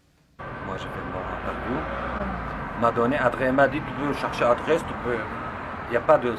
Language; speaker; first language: French; non-native, learner; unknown